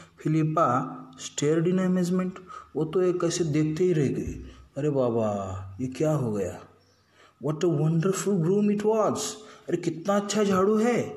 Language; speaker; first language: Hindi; non-native, local second language; Marathi